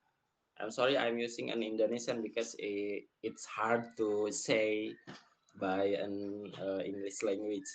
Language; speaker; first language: English; non-native, fluent; Indonesian